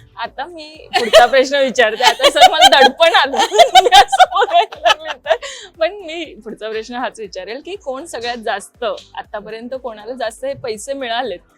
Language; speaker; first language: Marathi; native; Marathi